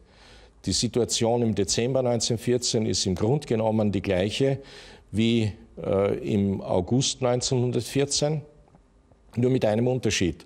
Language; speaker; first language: German; native; German